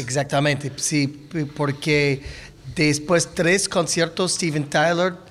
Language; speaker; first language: Spanish; non-native, learner; English